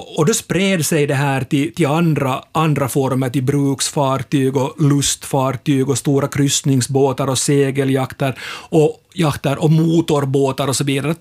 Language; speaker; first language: Swedish; native; Swedish